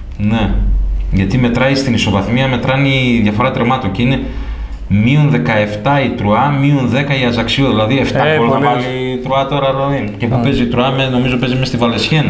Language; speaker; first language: Greek; native; Greek